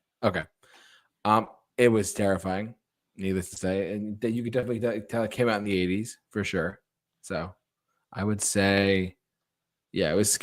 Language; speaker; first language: English; native; English